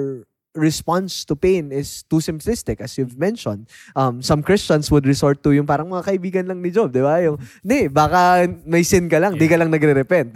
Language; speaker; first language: English; non-native, local second language; Filipino